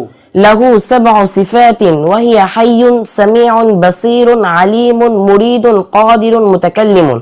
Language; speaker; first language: Arabic; non-native, learner; Bangla